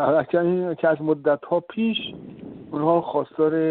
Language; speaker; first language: Persian; native; Persian